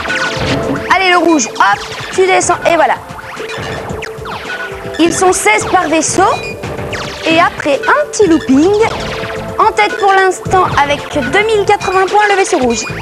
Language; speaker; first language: French; native; French